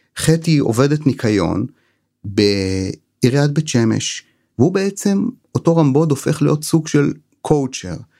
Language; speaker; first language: Hebrew; native; Hebrew